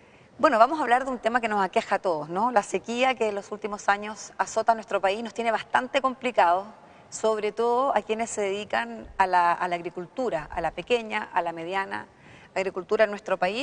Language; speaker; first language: Spanish; native; Spanish